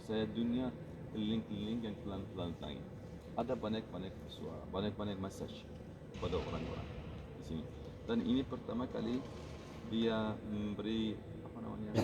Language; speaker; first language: Indonesian; non-native, learner; Turkish